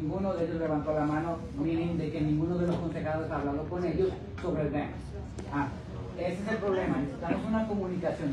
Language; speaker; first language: Spanish; native; Spanish